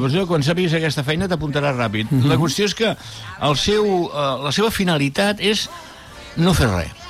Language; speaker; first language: Catalan; native; Catalan